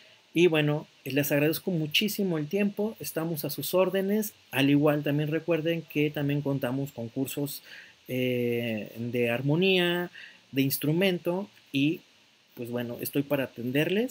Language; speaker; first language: Spanish; native; Spanish